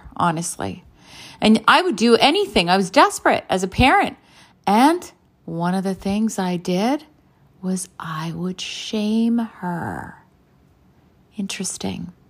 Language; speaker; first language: English; native; English